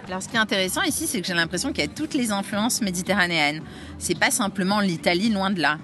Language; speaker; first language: French; native; French